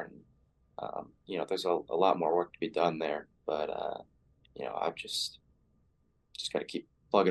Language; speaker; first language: English; native; English